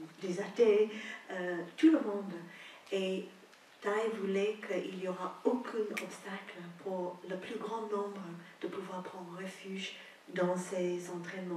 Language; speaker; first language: French; non-native, fluent; English